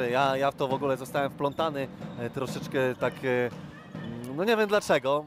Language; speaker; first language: Polish; native; Polish